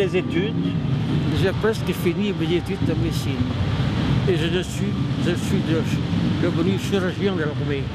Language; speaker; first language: French; non-native, local second language; Vietnamese